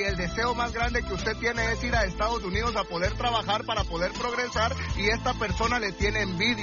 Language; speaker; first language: Spanish; native; Spanish